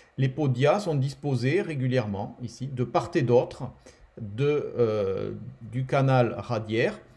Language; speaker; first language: French; native; French